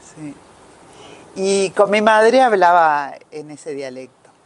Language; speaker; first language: Spanish; native; Spanish